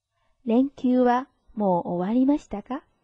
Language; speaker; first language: Japanese; non-native, fluent; Chinese